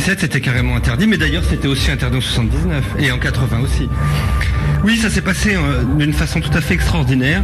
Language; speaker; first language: French; native; French